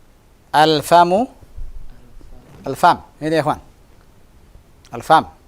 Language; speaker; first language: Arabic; non-native, fluent; Indonesian